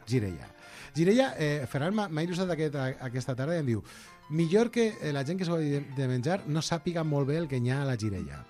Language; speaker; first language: Catalan; native; Catalan